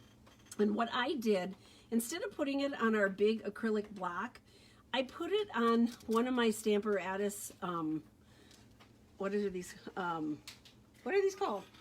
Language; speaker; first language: English; native; English